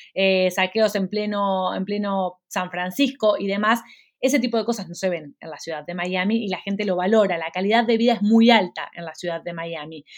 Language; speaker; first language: Spanish; native; Spanish